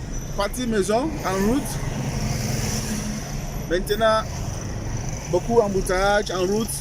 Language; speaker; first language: French; non-native, learner; English